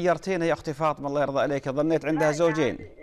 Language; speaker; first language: Arabic; native; Arabic